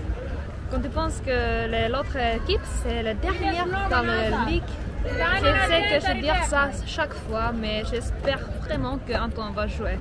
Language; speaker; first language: French; non-native, fluent; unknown